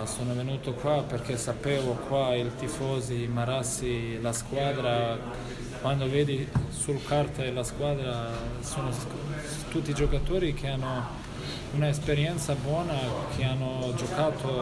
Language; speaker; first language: Italian; non-native, fluent; Bosnian